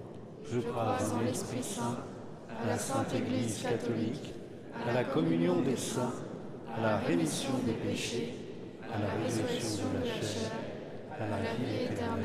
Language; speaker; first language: French; native; French